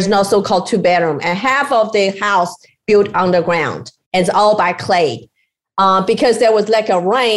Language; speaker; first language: English; non-native, fluent; Chinese